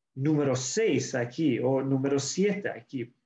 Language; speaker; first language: Spanish; non-native, learner; English